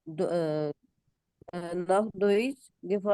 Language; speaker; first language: German; non-native, learner; Urdu